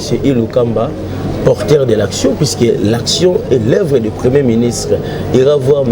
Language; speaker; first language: French; non-native, local second language; Lingala